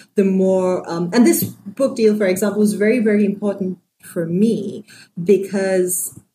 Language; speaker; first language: English; non-native, local second language; Sinhala